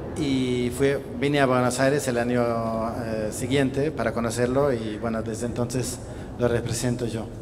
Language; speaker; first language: Spanish; non-native, fluent; German